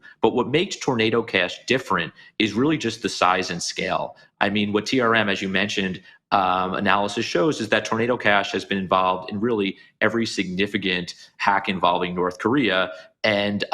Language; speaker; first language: English; native; English